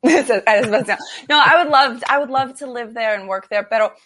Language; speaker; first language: English; native; English